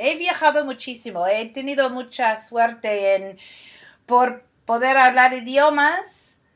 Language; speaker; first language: Spanish; non-native, fluent; English